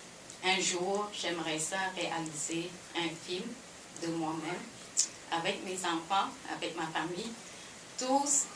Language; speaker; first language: French; non-native, fluent; Khmer